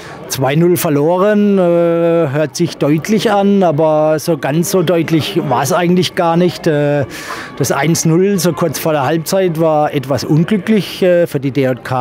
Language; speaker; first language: German; native; German